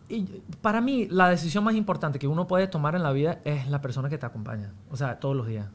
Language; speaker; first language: Spanish; non-native, fluent; English